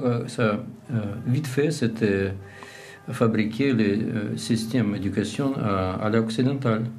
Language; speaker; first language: French; non-native, learner; Russian